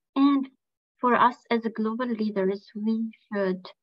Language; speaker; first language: English; non-native, fluent; Arabic